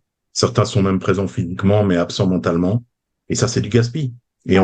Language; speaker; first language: French; native; French